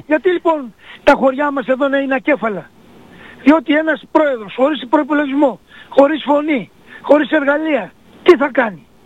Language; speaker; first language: Greek; native; Greek